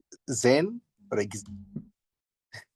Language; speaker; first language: German; non-native, learner; Arabic